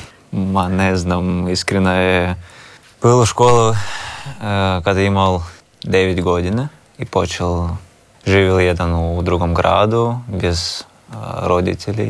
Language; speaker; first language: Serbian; non-native, learner; Russian